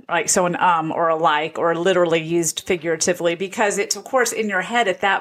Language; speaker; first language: English; native; English